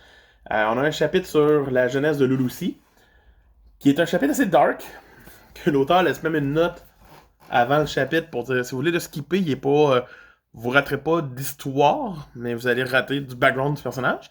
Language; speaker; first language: French; native; French